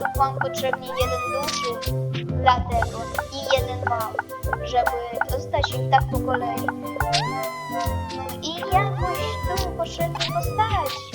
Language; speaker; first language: Polish; non-native, learner; Ukrainian